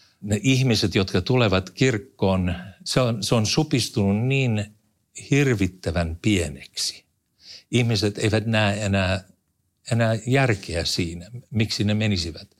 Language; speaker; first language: Finnish; non-native, fluent; English